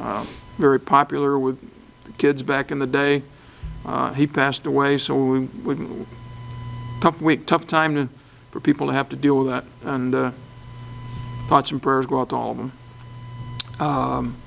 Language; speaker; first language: English; native; English